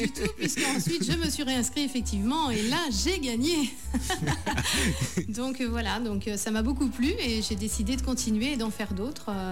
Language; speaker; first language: French; native; French